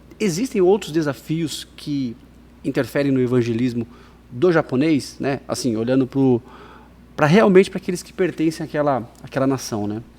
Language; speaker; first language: Portuguese; native; Portuguese